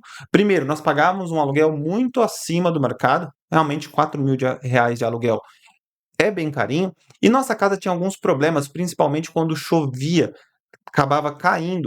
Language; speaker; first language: Portuguese; native; Portuguese